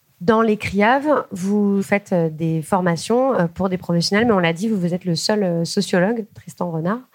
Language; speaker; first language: French; native; French